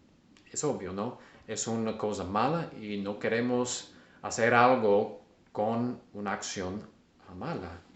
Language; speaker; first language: Spanish; non-native, learner; English